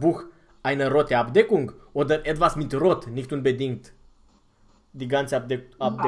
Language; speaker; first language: German; non-native, fluent; Romanian